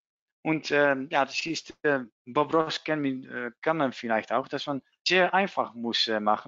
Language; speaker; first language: German; non-native, learner; Dutch